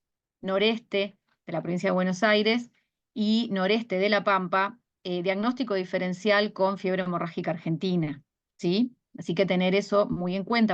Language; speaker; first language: Spanish; native; Spanish